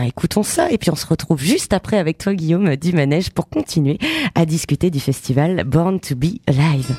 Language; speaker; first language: French; native; French